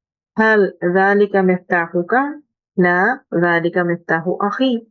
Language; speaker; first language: Arabic; non-native, fluent; Urdu